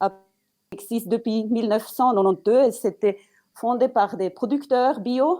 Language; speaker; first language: French; non-native, local second language; Italian